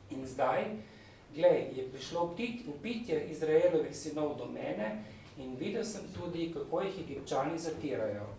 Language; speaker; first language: Slovenian; native; Slovenian